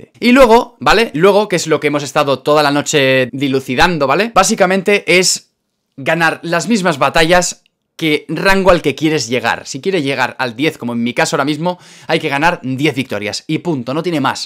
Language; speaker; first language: Spanish; native; Spanish